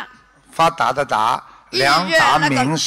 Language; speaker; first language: Chinese; native; Chinese